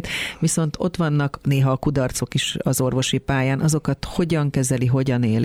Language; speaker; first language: Hungarian; native; Hungarian